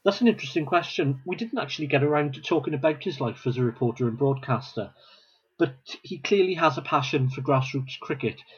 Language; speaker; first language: English; non-native, local second language; Welsh